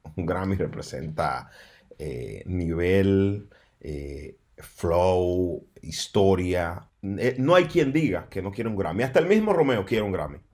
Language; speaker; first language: Spanish; native; Spanish